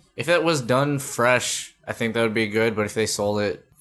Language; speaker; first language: English; early bilingual, other home language; Filipino